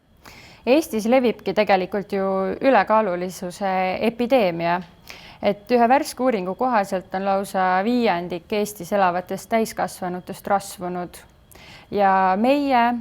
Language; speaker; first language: Estonian; native; Estonian